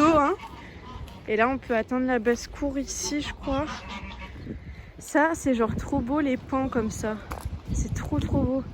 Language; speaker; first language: French; native; French